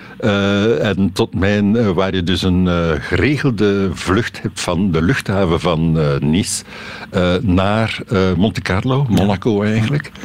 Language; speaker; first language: Dutch; native; Dutch